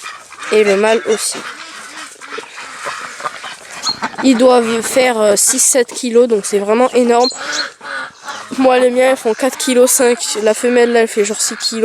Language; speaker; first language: French; native; French